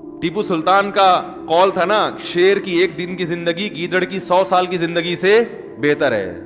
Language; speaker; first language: Urdu; native; Urdu